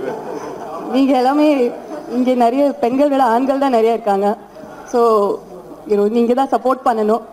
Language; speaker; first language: Tamil; non-native, fluent; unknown